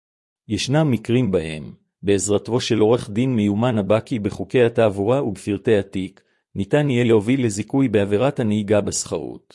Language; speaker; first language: Hebrew; native; Hebrew